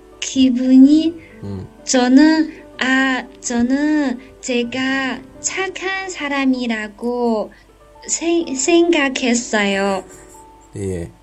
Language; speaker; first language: Korean; non-native, learner; Chinese